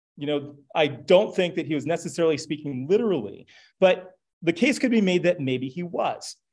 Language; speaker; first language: English; native; English